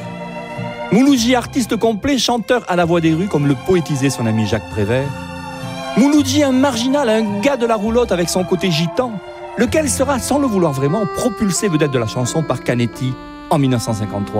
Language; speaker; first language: French; native; French